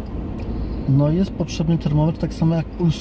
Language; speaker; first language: Polish; native; Polish